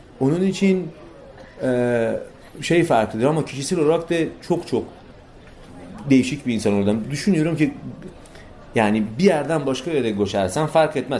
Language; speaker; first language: Turkish; non-native, fluent; Persian